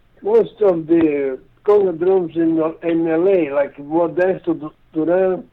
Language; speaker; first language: English; non-native, fluent; Portuguese